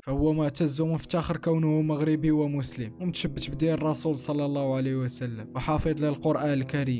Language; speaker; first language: Arabic; native; Arabic